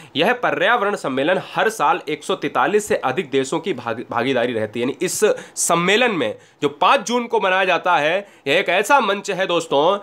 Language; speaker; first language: Hindi; native; Hindi